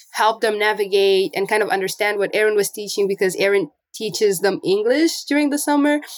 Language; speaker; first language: English; non-native, local second language; Portuguese